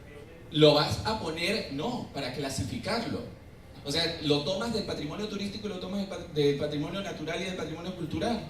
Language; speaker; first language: Spanish; native; Spanish